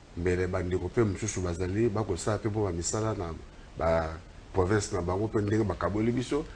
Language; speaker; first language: Lingala; non-native, local second language; Mongo